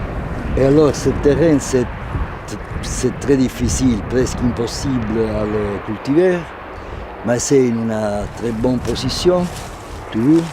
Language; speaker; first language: French; non-native, fluent; Italian